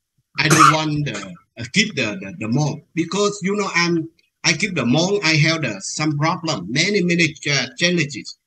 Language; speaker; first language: English; non-native, learner; Vietnamese